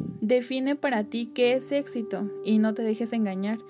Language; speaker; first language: Spanish; native; Spanish